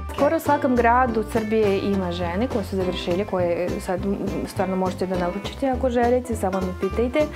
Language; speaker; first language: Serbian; non-native, fluent; Russian